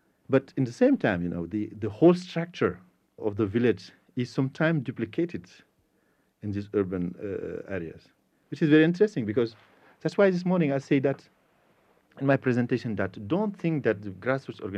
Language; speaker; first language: English; non-native, fluent; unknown